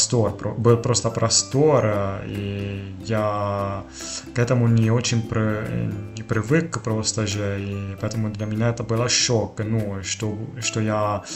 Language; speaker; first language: Russian; non-native, fluent; Italian